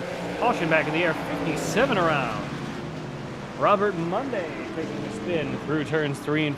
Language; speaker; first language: English; native; English